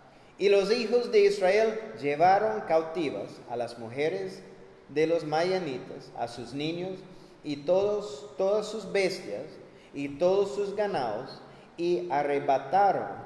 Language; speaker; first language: Spanish; non-native, fluent; English